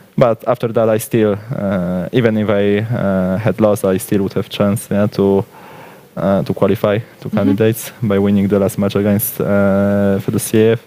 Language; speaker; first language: English; non-native, fluent; Polish